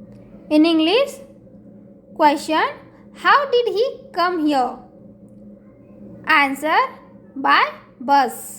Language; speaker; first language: English; non-native, local second language; Hindi